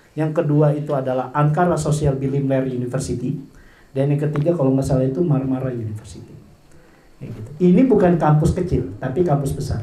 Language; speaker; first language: Indonesian; non-native, local second language; Madurese